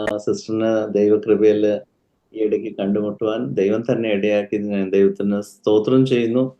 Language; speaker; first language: Malayalam; early bilingual, heritage; Malayalam